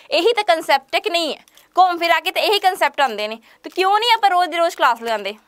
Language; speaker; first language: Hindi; non-native, local second language; Punjabi